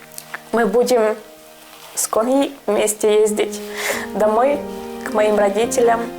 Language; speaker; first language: Russian; non-native, local second language; Ukrainian